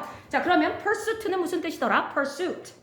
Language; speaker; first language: Korean; native; Korean